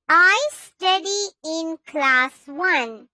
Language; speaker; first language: English; non-native, learner; Urdu